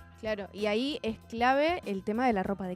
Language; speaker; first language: Spanish; native; Spanish